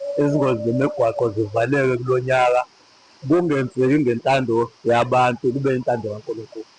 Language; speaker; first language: Zulu; native; Zulu